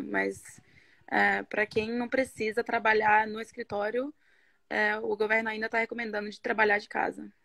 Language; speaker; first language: Portuguese; non-native, fluent; Norwegian